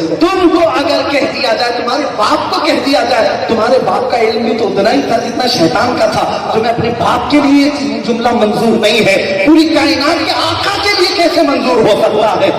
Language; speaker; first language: Urdu; native; Urdu